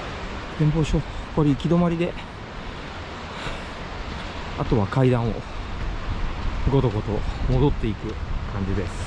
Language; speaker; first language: Japanese; native; Japanese